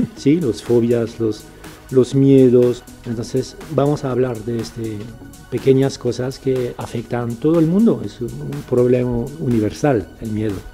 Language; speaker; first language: Spanish; non-native, fluent; French